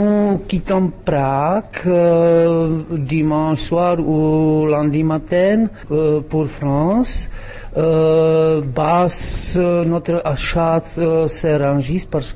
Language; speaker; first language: French; non-native, learner; Czech